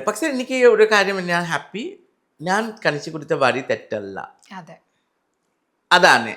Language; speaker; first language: Malayalam; non-native, learner; Assamese